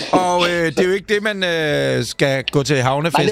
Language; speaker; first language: Danish; native; Danish